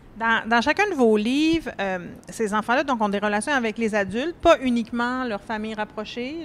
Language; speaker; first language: French; native; French